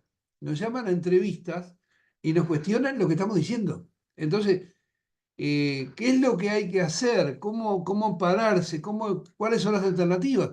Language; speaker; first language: Spanish; native; Spanish